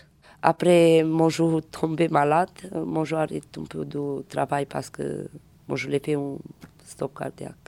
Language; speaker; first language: French; non-native, learner; Romanian